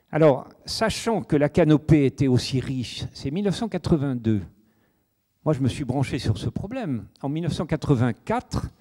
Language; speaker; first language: French; native; French